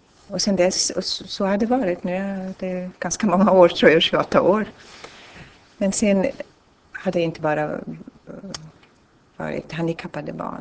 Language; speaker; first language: Swedish; non-native, fluent; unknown